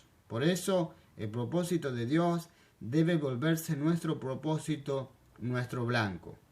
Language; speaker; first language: Spanish; non-native, fluent; French